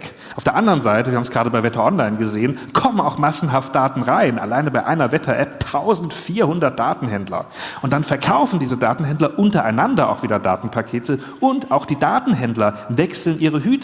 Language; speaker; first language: German; native; German